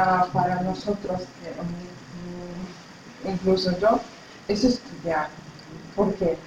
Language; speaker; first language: Spanish; non-native, fluent; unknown